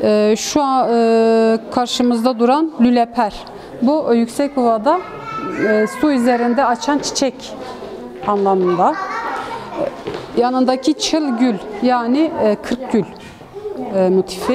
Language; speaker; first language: Turkish; native; Turkish